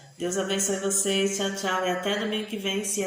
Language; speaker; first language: Portuguese; native; Portuguese